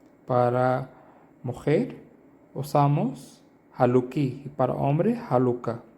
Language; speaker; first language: Spanish; non-native, learner; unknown